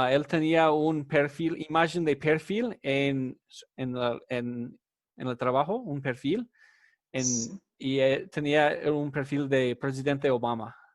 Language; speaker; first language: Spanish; non-native, fluent; English